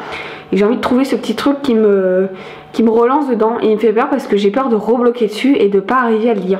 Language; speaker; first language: French; native; French